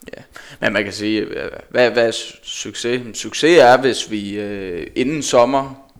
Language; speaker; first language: Danish; native; Danish